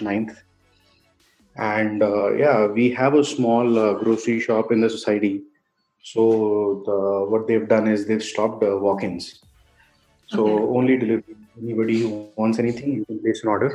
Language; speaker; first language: English; non-native, local second language; Hindi